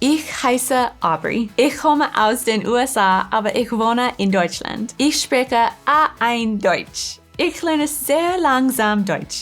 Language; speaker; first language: German; non-native, learner; English